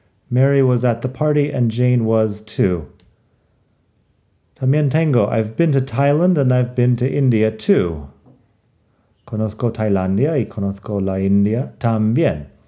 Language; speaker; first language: English; native; English